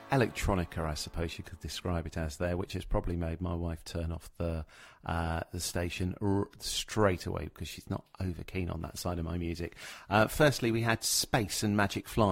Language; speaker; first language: English; native; English